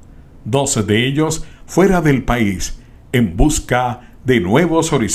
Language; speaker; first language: Spanish; native; Spanish